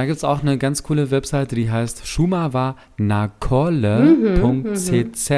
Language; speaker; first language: German; native; German